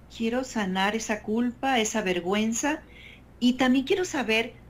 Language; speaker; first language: Spanish; native; Spanish